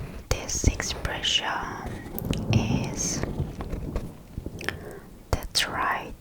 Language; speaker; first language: English; non-native, learner; Korean